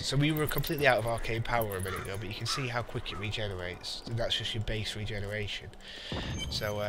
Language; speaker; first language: English; native; English